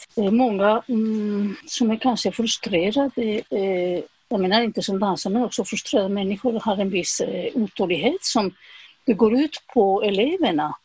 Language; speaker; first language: Swedish; non-native, fluent; Spanish